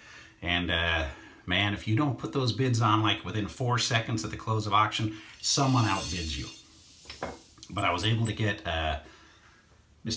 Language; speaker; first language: English; native; English